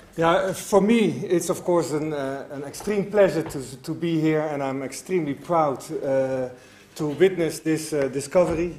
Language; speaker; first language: English; non-native, fluent; Dutch